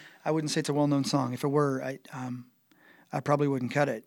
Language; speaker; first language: English; native; English